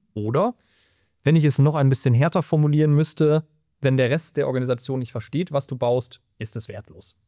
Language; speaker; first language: German; native; German